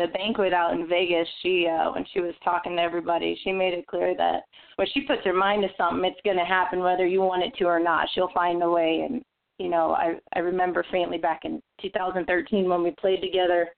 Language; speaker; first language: English; native; English